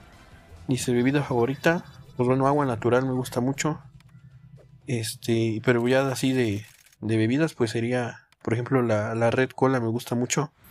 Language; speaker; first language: Spanish; native; Spanish